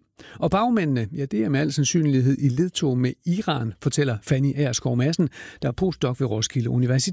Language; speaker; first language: Danish; native; Danish